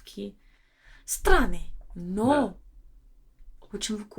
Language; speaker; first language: Russian; non-native, learner; English